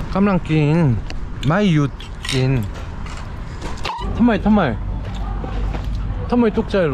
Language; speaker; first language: Thai; non-native, learner; Korean